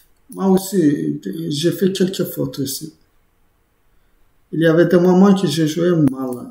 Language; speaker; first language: French; non-native, fluent; Azerbaijani